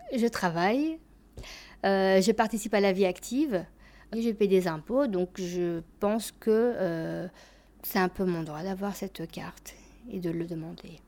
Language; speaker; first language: French; early bilingual, other home language; Albanian